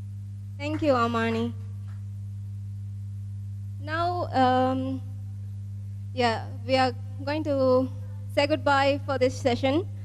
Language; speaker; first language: English; non-native, local second language; Divehi